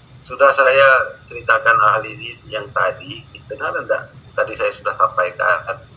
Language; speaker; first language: Malay; native; Malay